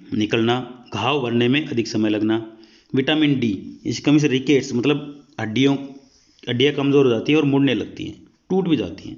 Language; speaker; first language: Hindi; native; Hindi